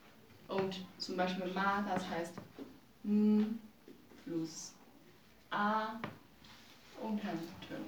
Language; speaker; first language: German; non-native, learner; Chinese